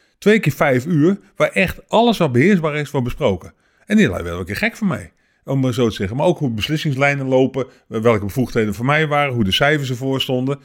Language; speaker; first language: Dutch; native; Dutch